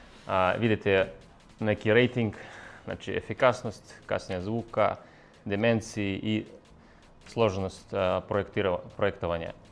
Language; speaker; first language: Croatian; non-native, fluent; Russian